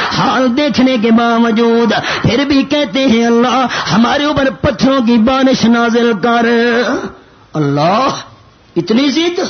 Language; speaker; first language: Urdu; non-native, local second language; Punjabi